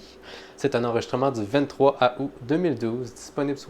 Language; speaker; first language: French; native; French